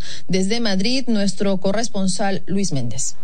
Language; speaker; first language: Spanish; native; Spanish